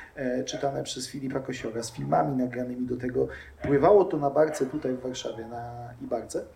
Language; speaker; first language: Polish; native; Polish